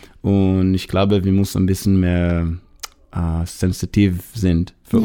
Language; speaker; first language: German; non-native, learner; Hebrew